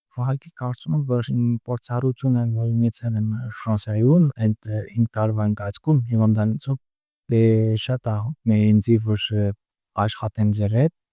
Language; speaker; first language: Armenian; early bilingual, heritage; Armenian